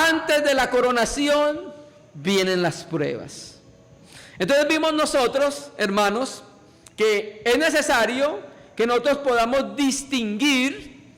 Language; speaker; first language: Spanish; native; Spanish